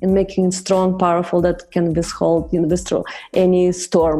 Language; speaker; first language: English; non-native, fluent; Russian